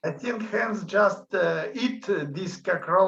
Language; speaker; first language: English; non-native, learner; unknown